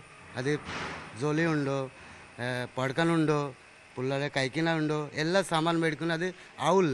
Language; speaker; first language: Malayalam; non-native, learner; Bangla